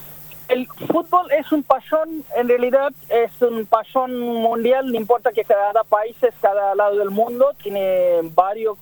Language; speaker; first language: Spanish; non-native, learner; Bangla